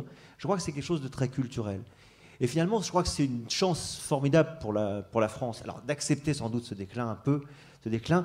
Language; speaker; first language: French; native; French